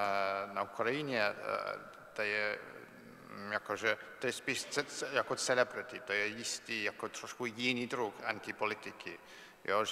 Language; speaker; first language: Czech; non-native, fluent; English